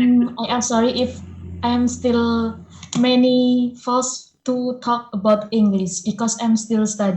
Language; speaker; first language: English; non-native, learner; Indonesian